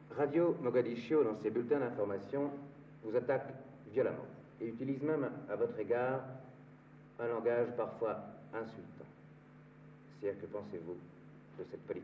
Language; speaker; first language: French; native; French